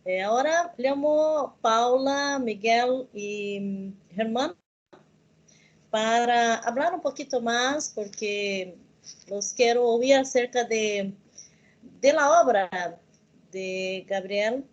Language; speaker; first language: Spanish; non-native, learner; Portuguese